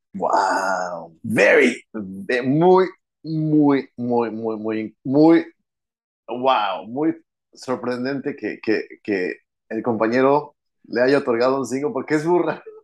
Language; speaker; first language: Spanish; early bilingual, heritage; Spanish